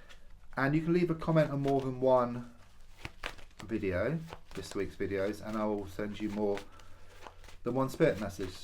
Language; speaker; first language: English; native; English